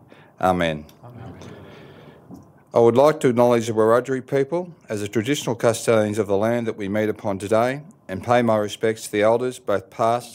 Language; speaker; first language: English; native; English